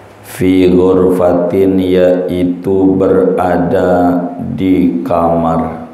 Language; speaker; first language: Indonesian; native; Indonesian